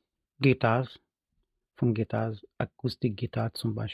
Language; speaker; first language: German; non-native, fluent; Arabic